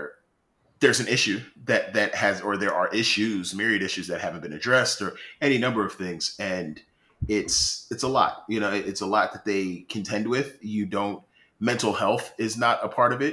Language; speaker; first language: English; native; English